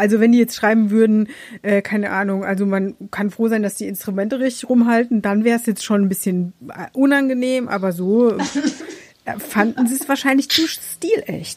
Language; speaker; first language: German; native; German